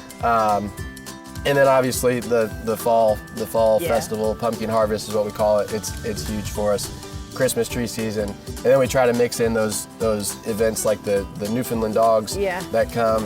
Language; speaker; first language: English; native; English